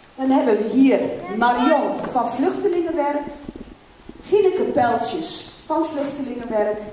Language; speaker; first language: Dutch; native; Dutch